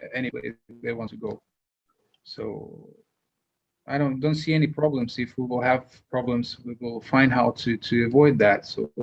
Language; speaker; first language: English; non-native, fluent; Russian